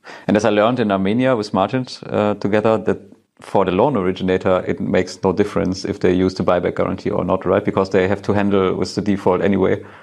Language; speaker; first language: English; non-native, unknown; German